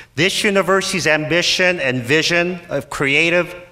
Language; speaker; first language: English; native; English